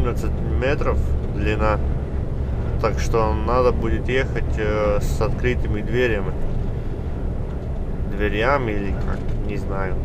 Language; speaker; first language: Russian; non-native, fluent; Latvian